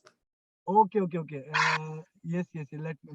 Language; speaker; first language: English; non-native, local second language; Hindi